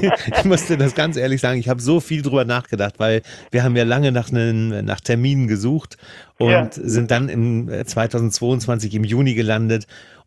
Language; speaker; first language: German; native; German